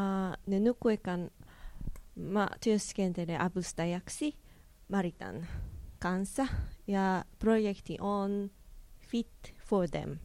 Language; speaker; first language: Finnish; non-native, learner; Japanese